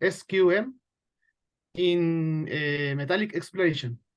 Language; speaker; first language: English; non-native, learner; Spanish